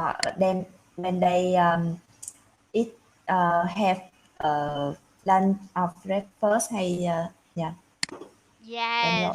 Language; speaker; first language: English; non-native, learner; Vietnamese